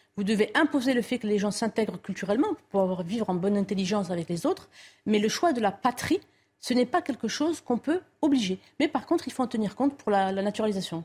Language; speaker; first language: French; non-native, local second language; Arabic